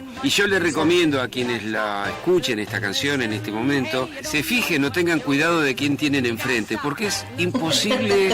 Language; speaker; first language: Spanish; native; Spanish